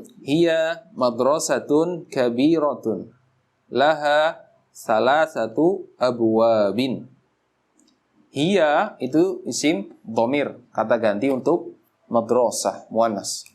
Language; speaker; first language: Arabic; non-native, fluent; Indonesian